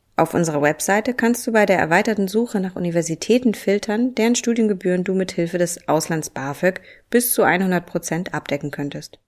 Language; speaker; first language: German; native; German